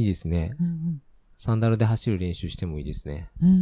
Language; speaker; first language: Japanese; native; Japanese